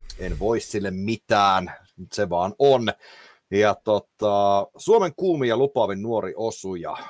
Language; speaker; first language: Finnish; native; Finnish